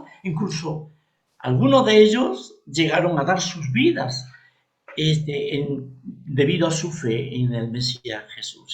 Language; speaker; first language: Spanish; native; Spanish